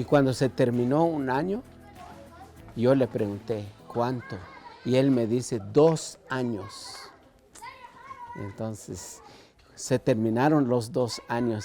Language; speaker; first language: Spanish; non-native, local second language; Kʼicheʼ